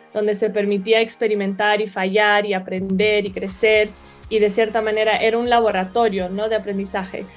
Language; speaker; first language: Spanish; early bilingual, other home language; Portuguese